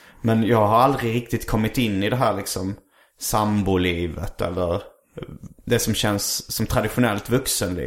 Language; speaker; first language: Swedish; native; Swedish